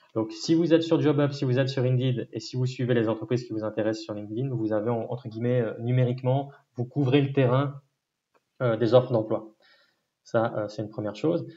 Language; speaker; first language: French; native; French